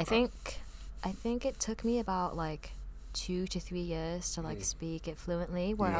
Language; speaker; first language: English; early bilingual, other home language; Vietnamese